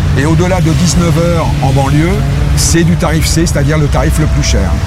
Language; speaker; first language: French; native; French